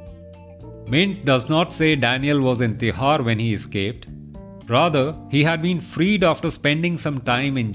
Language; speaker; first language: English; non-native, local second language; Hindi